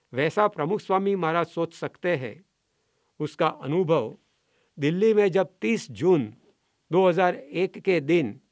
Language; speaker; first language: Hindi; non-native, local second language; Gujarati